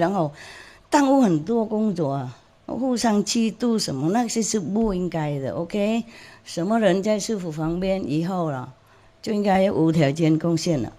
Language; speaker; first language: Chinese; non-native, fluent; Vietnamese